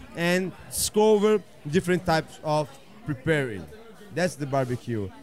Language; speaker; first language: English; non-native, fluent; Portuguese